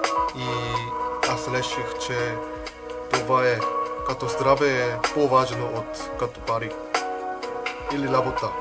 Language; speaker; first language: Bulgarian; non-native, learner; Korean